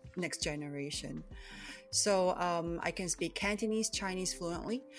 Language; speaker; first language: English; early bilingual, other home language; Cantonese